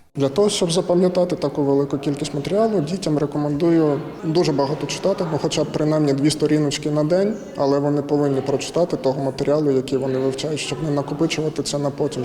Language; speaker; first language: Ukrainian; native; Ukrainian